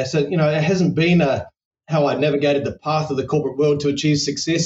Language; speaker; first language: English; native; English